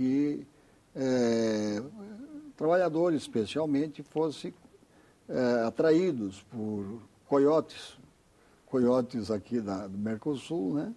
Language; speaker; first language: Portuguese; native; Portuguese